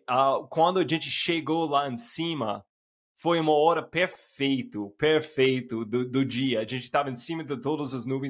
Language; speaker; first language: Portuguese; non-native, fluent; English